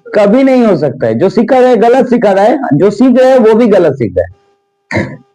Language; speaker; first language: Hindi; non-native, local second language; Bangla